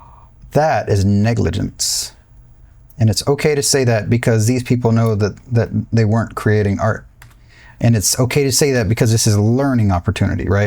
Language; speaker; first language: English; native; English